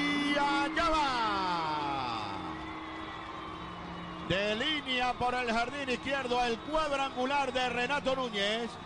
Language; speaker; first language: Spanish; native; Spanish